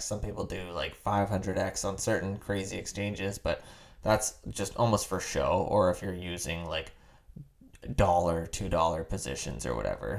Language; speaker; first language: English; native; English